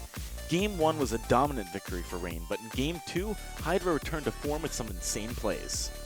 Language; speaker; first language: English; native; English